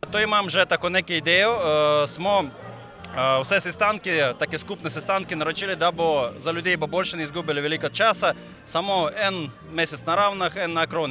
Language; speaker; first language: Slovenian; non-native, learner; Russian